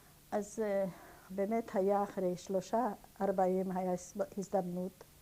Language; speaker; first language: Hebrew; non-native, fluent; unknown